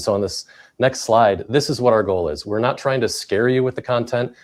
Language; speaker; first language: English; native; English